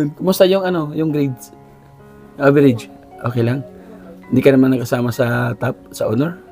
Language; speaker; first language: Filipino; native; Filipino